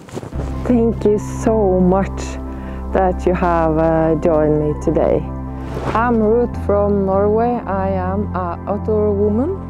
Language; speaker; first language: English; non-native, learner; Norwegian